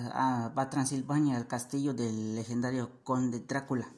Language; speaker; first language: Spanish; native; Spanish